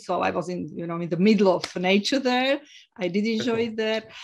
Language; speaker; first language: English; non-native, fluent; Slovak